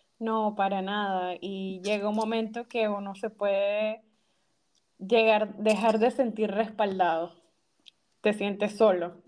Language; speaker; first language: Spanish; native; Spanish